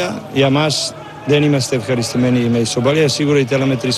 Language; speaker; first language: Greek; non-native, learner; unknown